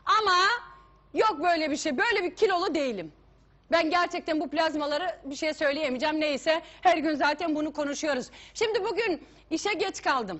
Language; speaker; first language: Turkish; native; Turkish